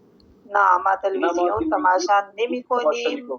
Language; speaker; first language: Persian; non-native, learner; Urdu